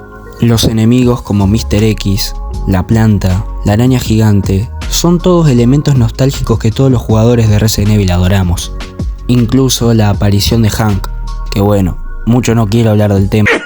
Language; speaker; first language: Spanish; native; Spanish